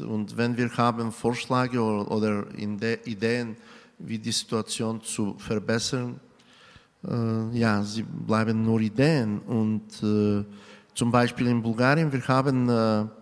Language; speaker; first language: German; non-native, fluent; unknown